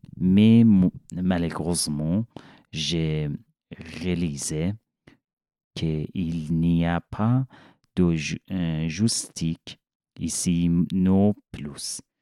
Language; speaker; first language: French; non-native, learner; Persian